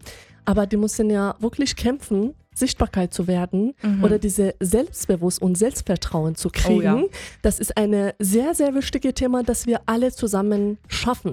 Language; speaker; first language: German; non-native, fluent; Persian